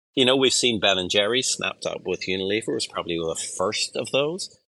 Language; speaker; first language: English; native; English